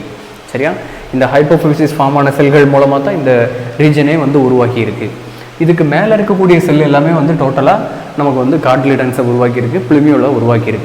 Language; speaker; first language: Tamil; native; Tamil